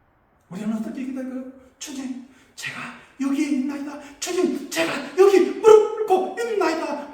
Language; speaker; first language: Korean; native; Korean